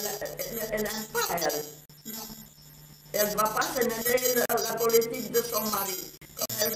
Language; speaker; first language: French; non-native, fluent; Hungarian